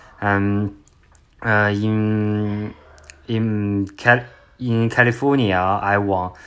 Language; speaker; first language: English; non-native, learner; Chinese